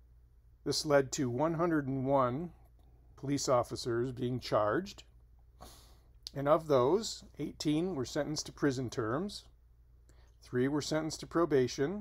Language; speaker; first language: English; native; English